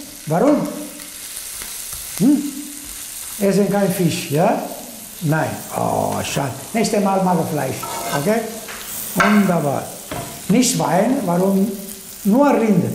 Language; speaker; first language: German; non-native, learner; Italian